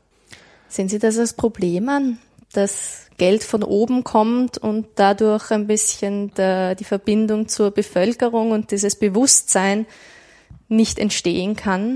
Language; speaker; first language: German; native; German